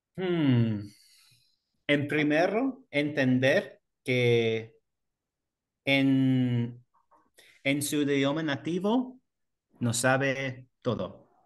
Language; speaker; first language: Spanish; non-native, learner; English